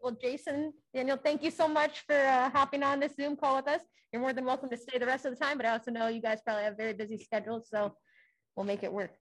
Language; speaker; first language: English; native; English